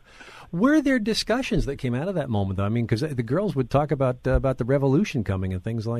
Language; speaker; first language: English; native; English